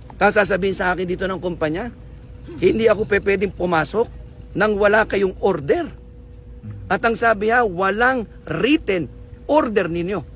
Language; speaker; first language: Filipino; native; Filipino